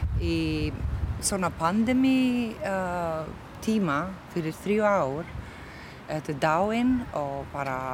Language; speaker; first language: Icelandic; non-native, learner; Albanian